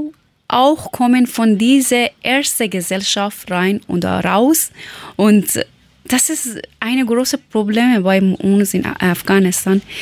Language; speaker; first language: German; non-native, learner; Persian